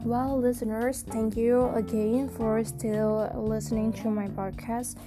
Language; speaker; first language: English; non-native, learner; Indonesian